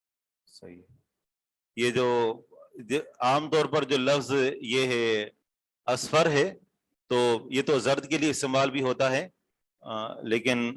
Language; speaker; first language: Urdu; native; Urdu